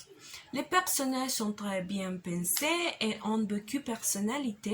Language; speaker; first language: French; non-native, learner; Spanish